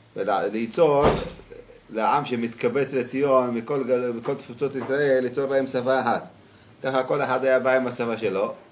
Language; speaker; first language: Hebrew; native; Hebrew